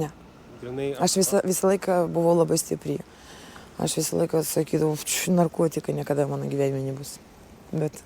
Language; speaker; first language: Lithuanian; early bilingual, other home language; Russian